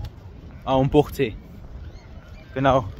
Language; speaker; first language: German; non-native, local second language; Luxembourgish